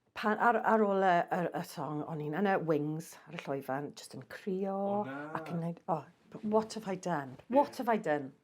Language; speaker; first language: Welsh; non-native, local second language; English